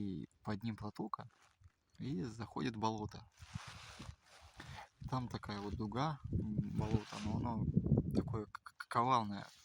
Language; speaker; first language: Russian; native; Russian